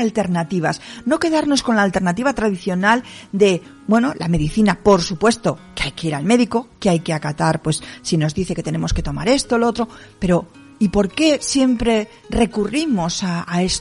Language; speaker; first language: Spanish; native; Spanish